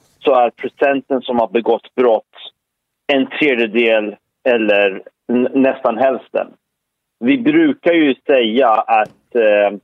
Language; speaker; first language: Swedish; early bilingual, other home language; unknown